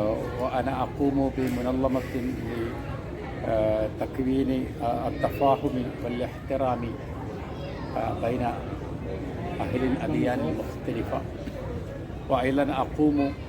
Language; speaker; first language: Arabic; non-native, fluent; Malayalam